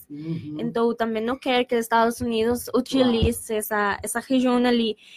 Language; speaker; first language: Portuguese; non-native, learner; Spanish